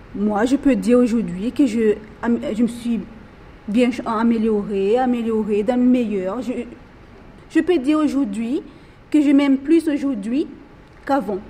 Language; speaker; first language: French; non-native, local second language; Malagasy